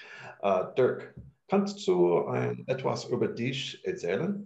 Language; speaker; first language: German; non-native, learner; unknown